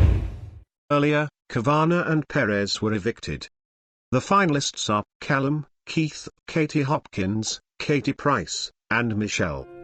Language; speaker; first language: English; native; English